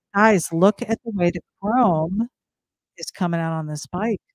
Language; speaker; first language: English; native; English